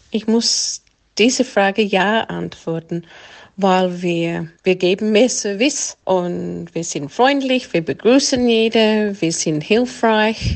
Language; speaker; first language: German; non-native, fluent; English